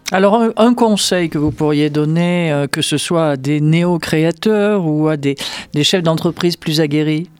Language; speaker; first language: French; native; French